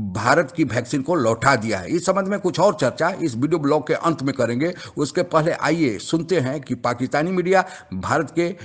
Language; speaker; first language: Hindi; native; Hindi